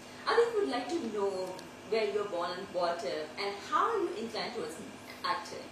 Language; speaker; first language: English; non-native, local second language; Hindi